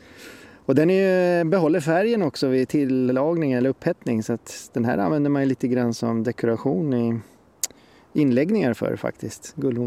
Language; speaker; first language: Swedish; native; Swedish